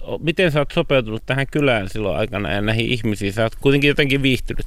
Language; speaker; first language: Finnish; native; Finnish